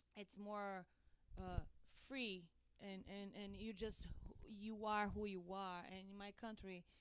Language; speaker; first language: English; non-native, learner; Portuguese